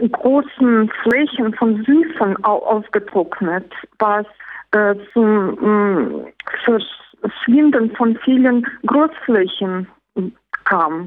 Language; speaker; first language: German; non-native, fluent; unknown